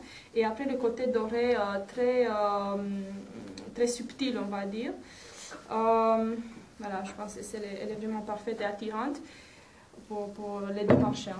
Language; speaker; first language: French; non-native, fluent; Romanian